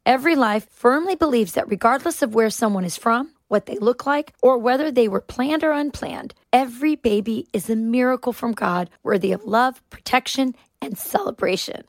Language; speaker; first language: English; native; English